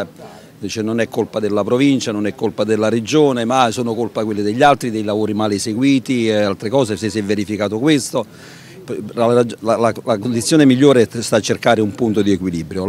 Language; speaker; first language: Italian; native; Italian